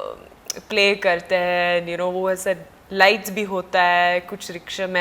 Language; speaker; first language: Hindi; non-native, fluent; Swedish